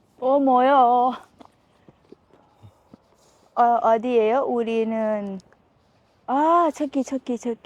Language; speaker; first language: Korean; non-native, learner; Thai